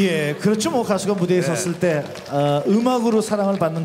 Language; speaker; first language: Korean; native; Korean